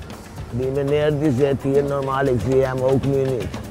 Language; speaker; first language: Dutch; non-native, fluent; Papiamento